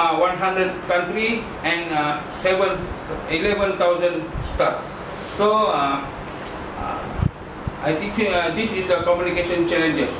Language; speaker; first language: English; non-native, learner; Malay